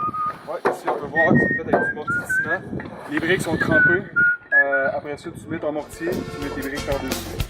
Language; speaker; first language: French; native; French